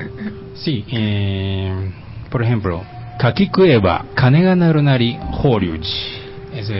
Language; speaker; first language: Spanish; non-native, fluent; Japanese